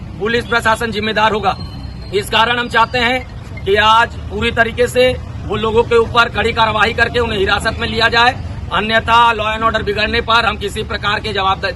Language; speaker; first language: Hindi; native; Hindi